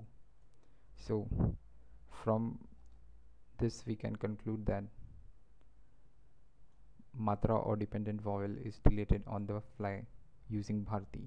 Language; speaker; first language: English; non-native, local second language; Marathi